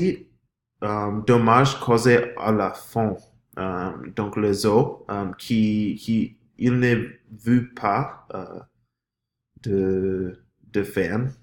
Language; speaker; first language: French; non-native, learner; English